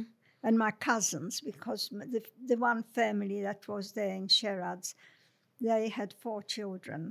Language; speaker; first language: English; non-native, fluent; Polish